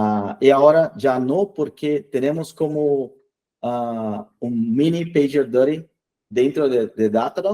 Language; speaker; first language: Spanish; non-native, fluent; Portuguese